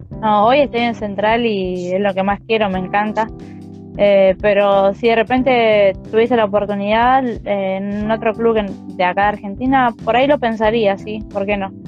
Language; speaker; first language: Spanish; native; Spanish